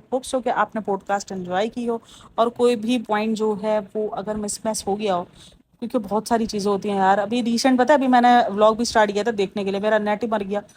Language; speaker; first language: Urdu; native; Urdu